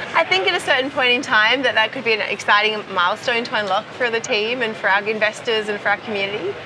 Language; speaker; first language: English; native; English